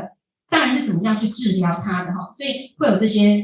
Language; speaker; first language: Chinese; native; Chinese